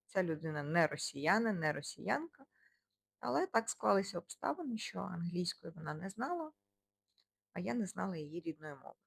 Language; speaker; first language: Ukrainian; non-native, local second language; Russian